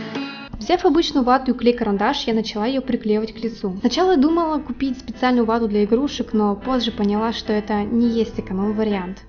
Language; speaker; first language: Russian; native; Russian